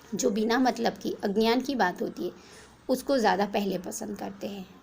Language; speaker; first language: Hindi; non-native, local second language; Gujarati